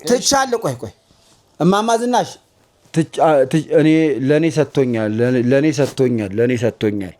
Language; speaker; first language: Amharic; native; Amharic